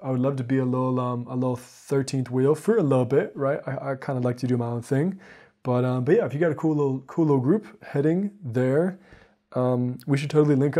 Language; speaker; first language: English; native; English